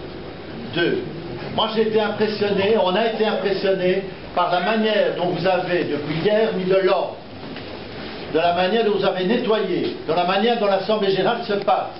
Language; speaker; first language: French; native; French